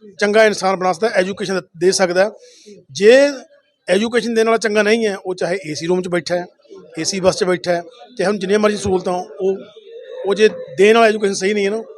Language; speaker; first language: Punjabi; native; Punjabi